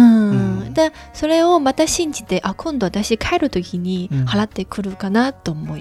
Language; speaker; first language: Japanese; non-native, fluent; Chinese